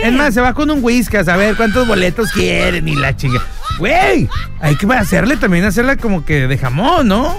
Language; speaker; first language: Spanish; native; Spanish